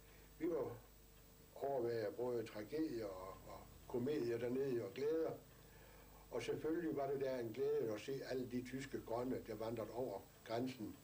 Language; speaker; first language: Danish; native; Danish